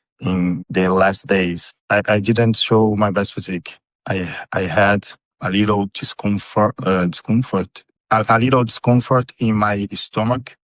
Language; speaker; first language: English; non-native, learner; Portuguese